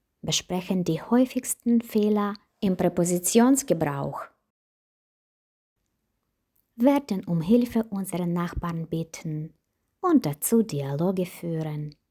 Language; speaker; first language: German; non-native, fluent; Ukrainian